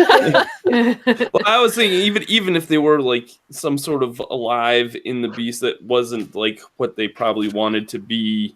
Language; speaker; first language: English; native; English